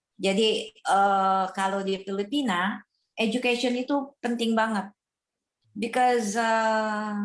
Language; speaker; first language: Indonesian; non-native, fluent; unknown